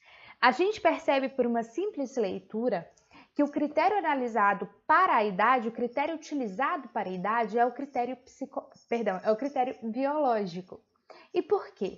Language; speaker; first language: Portuguese; native; Portuguese